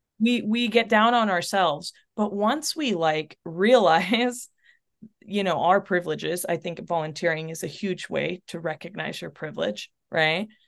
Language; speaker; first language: English; early bilingual, other home language; Spanish